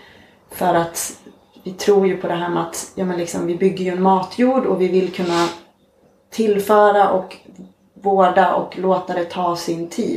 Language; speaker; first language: Swedish; native; Swedish